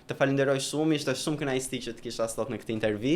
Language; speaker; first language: Albanian; native; Albanian